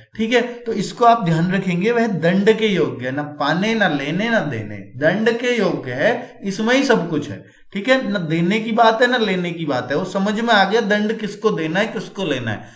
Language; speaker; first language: Hindi; native; Hindi